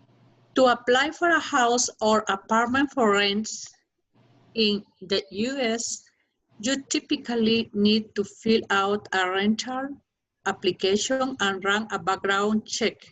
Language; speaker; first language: English; non-native, learner; Spanish